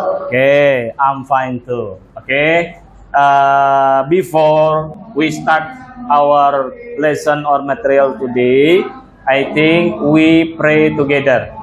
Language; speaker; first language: English; non-native, learner; Indonesian